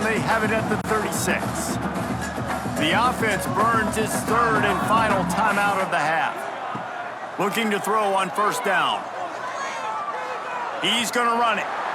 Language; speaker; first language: English; native; English